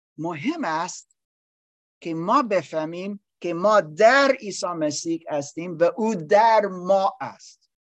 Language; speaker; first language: Persian; non-native, learner; English